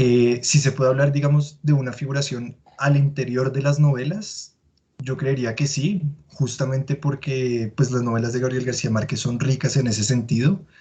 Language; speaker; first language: Spanish; native; Spanish